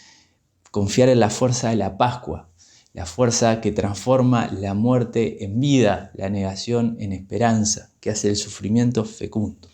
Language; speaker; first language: Spanish; native; Spanish